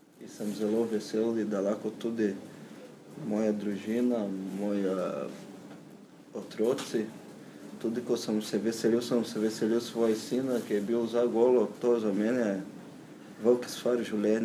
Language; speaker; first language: Slovenian; non-native, learner; Portuguese